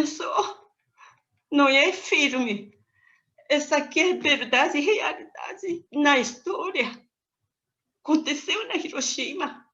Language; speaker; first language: Portuguese; non-native, learner; Japanese